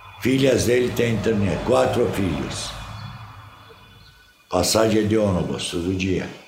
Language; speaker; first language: Portuguese; non-native, fluent; Arabic